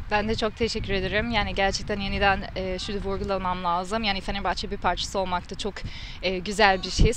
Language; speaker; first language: Turkish; non-native, fluent; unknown